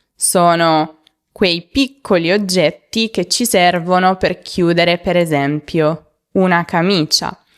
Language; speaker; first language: Italian; native; Italian